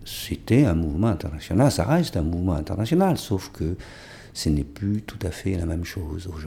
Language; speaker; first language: French; non-native, fluent; Chinese